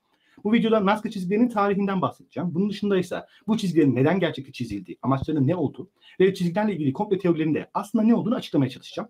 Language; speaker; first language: Turkish; native; Turkish